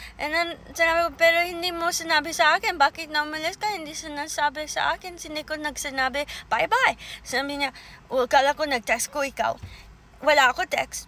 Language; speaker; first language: Filipino; early bilingual, heritage; Filipino